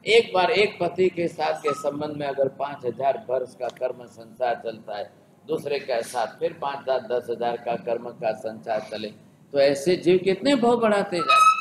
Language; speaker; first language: Hindi; non-native, local second language; Gujarati